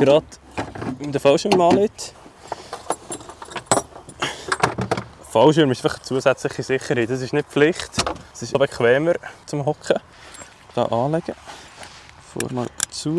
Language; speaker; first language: German; native; German